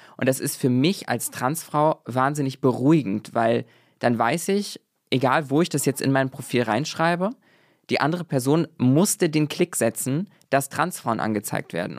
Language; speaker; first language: German; native; German